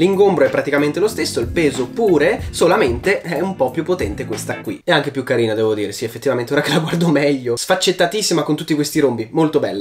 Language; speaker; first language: Italian; native; Italian